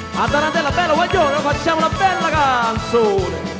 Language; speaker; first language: English; non-native, fluent; Italian